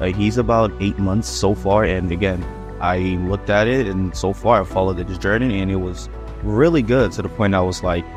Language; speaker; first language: English; non-native, local second language; Yoruba